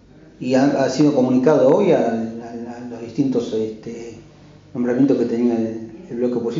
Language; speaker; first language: Spanish; native; Spanish